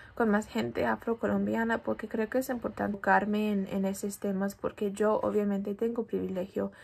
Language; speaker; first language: Spanish; non-native, fluent; English